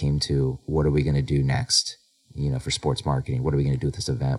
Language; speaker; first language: English; native; English